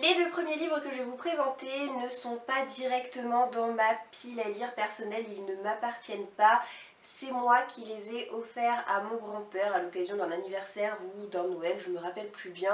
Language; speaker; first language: French; native; French